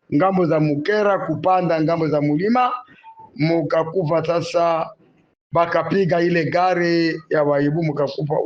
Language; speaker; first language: Swahili; native; Swahili